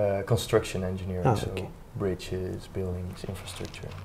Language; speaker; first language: English; non-native, fluent; Dutch